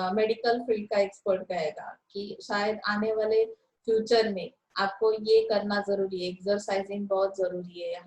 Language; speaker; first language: Hindi; non-native, local second language; Marathi